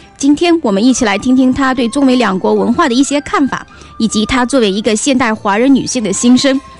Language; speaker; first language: Chinese; native; Chinese